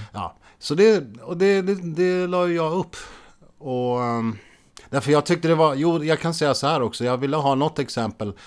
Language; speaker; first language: Swedish; native; Swedish